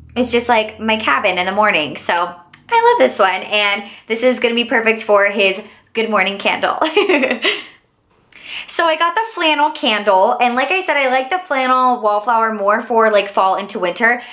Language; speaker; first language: English; native; English